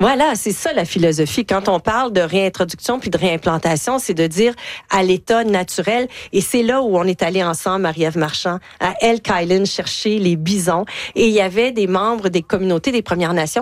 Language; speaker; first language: French; native; French